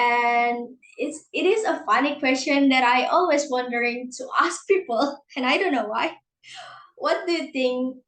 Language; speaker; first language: English; non-native, learner; Indonesian